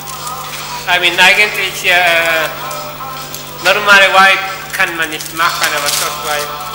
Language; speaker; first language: German; non-native, fluent; Korean